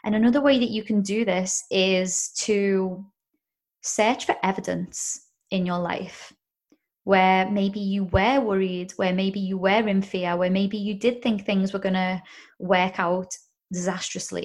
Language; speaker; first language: English; native; English